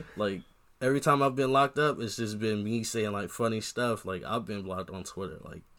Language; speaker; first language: English; native; English